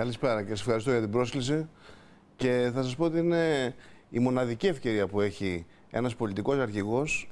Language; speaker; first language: Greek; native; Greek